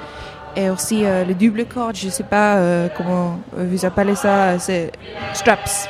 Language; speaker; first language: French; non-native, fluent; Hebrew